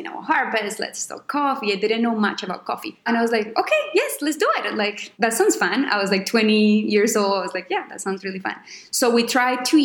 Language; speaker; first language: English; non-native, fluent; Spanish